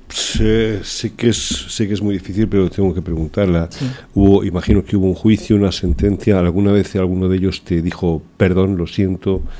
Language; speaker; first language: Spanish; early bilingual, heritage; Spanish